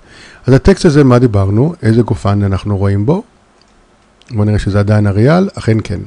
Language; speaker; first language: Hebrew; native; Hebrew